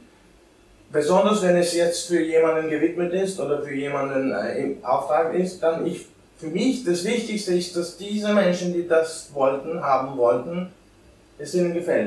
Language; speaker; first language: German; non-native, fluent; Albanian